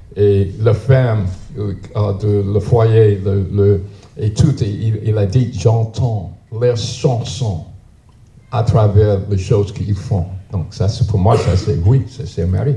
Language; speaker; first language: French; non-native, learner; English